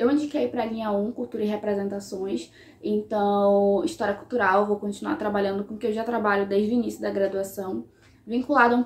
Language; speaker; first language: Portuguese; native; Portuguese